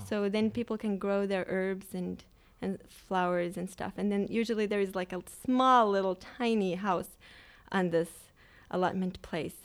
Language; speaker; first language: English; non-native, fluent; Swedish